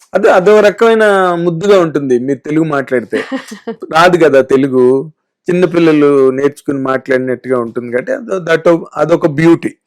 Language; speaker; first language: Telugu; native; Telugu